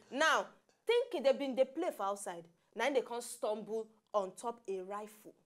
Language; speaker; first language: Nigerian Pidgin; native; Nigerian Pidgin